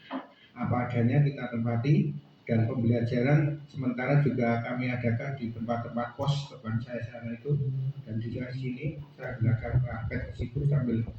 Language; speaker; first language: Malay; non-native, local second language; Javanese